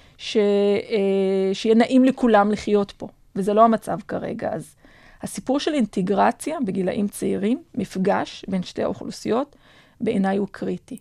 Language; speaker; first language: Hebrew; non-native, local second language; Adyghe